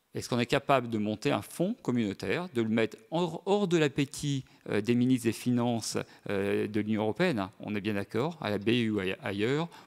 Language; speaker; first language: French; native; French